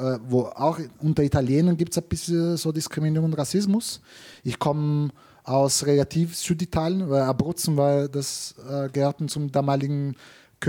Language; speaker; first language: German; non-native, fluent; Italian